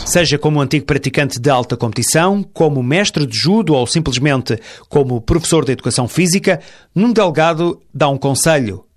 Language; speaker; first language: Portuguese; native; Portuguese